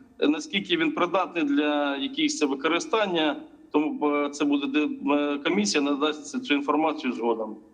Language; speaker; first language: Ukrainian; native; Ukrainian